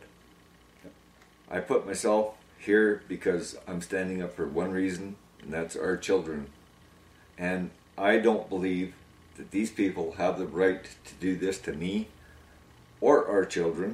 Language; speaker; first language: English; native; English